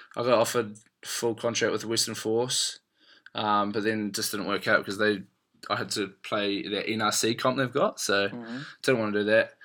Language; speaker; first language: English; native; English